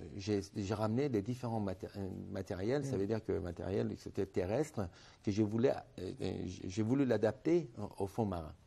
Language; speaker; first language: French; non-native, fluent; Persian